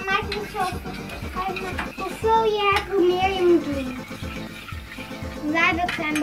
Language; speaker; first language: Dutch; non-native, learner; Arabic